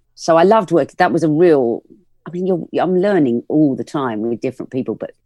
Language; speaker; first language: English; native; English